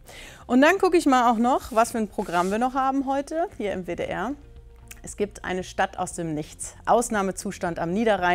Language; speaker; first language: German; native; German